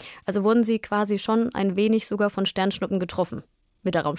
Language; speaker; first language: German; native; German